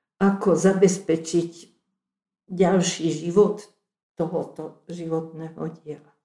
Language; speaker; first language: Slovak; non-native, local second language; Hungarian